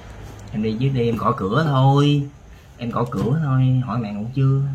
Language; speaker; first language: Vietnamese; native; Vietnamese